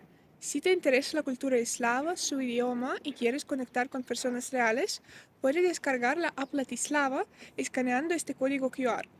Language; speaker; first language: Spanish; non-native, fluent; Russian